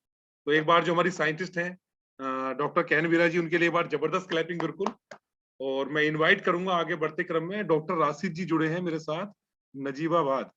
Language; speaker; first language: Hindi; native; Hindi